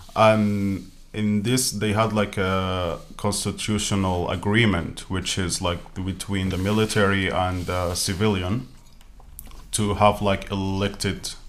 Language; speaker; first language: English; non-native, fluent; Arabic